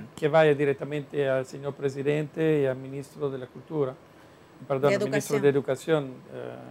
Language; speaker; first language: Spanish; non-native, fluent; Italian